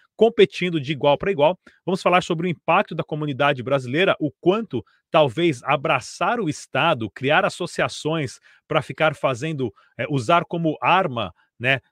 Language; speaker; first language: Portuguese; native; Portuguese